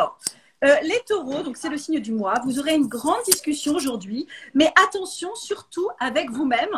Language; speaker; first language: French; native; French